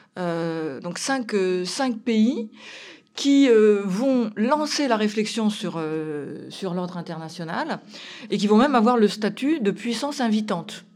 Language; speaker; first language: French; native; French